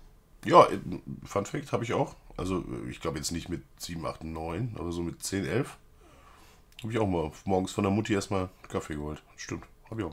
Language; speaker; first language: German; native; German